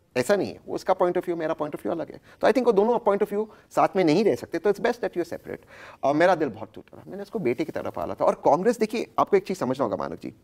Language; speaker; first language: Hindi; native; Hindi